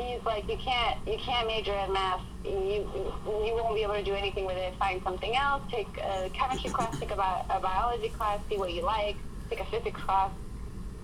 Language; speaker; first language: English; early bilingual, other home language; Spanish